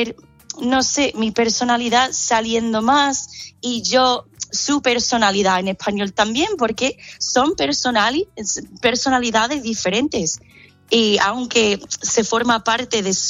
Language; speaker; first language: Spanish; non-native, fluent; English